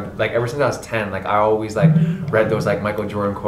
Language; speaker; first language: English; native; English